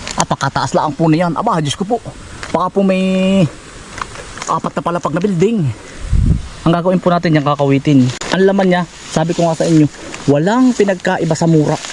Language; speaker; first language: Filipino; native; Filipino